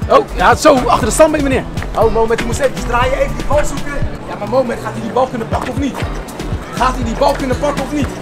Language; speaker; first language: Dutch; early bilingual, other home language; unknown